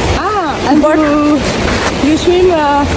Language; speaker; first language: English; non-native, learner; French